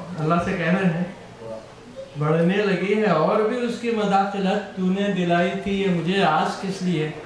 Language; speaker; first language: Urdu; native; Urdu